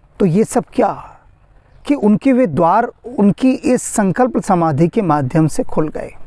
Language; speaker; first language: Hindi; native; Hindi